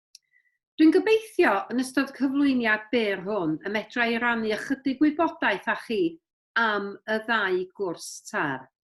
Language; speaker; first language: Welsh; native; Welsh